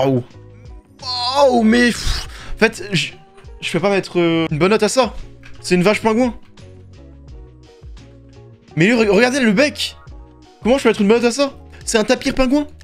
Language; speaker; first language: French; native; French